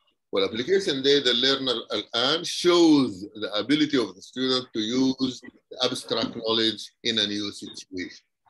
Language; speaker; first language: English; non-native, fluent; Arabic